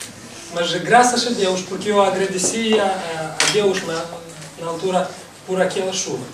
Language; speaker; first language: Portuguese; non-native, fluent; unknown